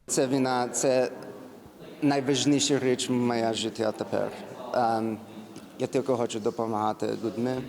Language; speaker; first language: Ukrainian; early bilingual, other home language; English